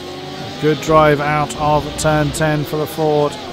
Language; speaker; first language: English; native; English